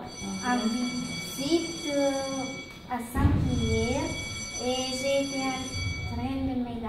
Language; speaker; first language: French; non-native, learner; Romanian